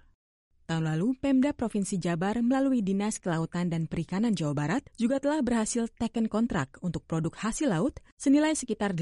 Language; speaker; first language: Indonesian; native; Indonesian